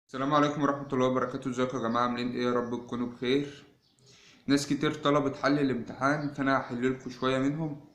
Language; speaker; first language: Arabic; native; Arabic